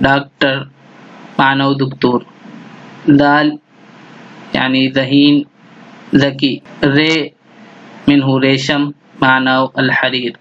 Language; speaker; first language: Arabic; non-native, fluent; Urdu